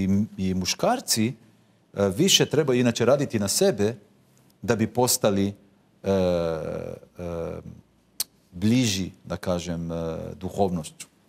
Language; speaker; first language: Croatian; non-native, fluent; Hebrew